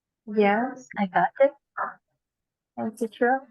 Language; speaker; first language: English; non-native, learner; Vietnamese